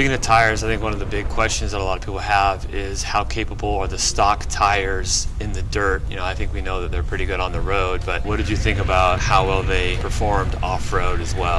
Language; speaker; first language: English; native; English